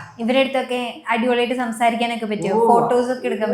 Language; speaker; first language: Malayalam; native; Malayalam